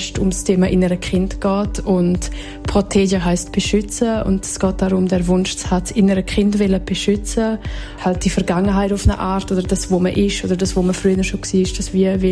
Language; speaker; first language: German; non-native, fluent; Romansh